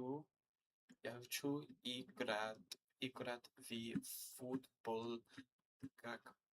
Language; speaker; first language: Russian; non-native, learner; English